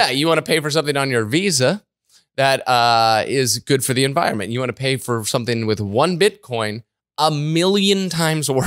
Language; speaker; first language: English; native; English